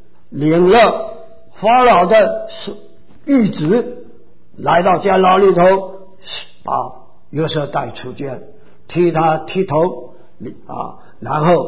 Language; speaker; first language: Chinese; native; Chinese